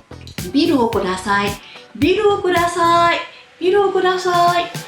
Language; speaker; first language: Japanese; non-native, fluent; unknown